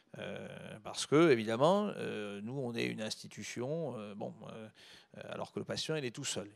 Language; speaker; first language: French; native; French